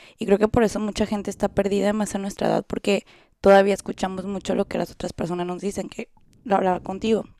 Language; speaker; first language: Spanish; native; Spanish